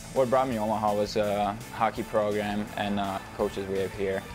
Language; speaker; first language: English; non-native, fluent; Czech